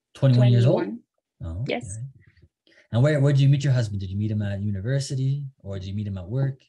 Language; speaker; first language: English; native; English